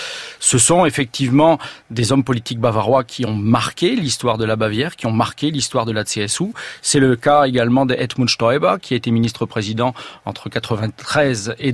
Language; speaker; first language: French; native; French